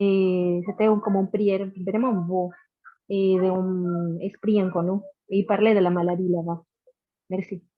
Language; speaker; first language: French; non-native, learner; Spanish